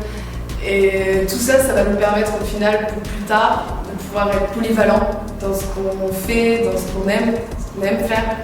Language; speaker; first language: French; native; French